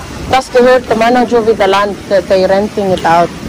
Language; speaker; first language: English; non-native, local second language; Aklanon